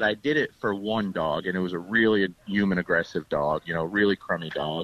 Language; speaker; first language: English; native; English